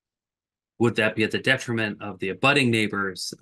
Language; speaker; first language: English; native; English